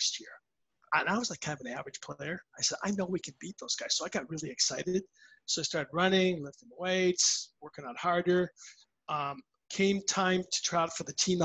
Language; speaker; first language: English; native; English